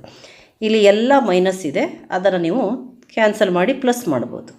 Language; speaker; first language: Kannada; native; Kannada